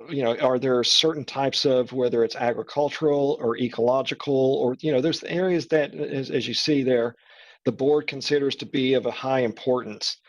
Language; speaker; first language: English; native; English